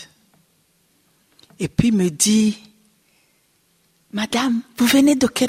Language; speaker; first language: French; non-native, local second language; Rundi